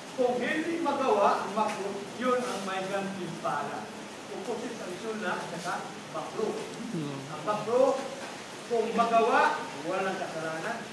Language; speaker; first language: Filipino; non-native, local second language; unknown